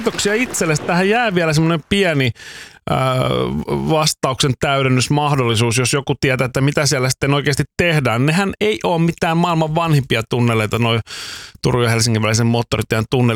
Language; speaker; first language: Finnish; native; Finnish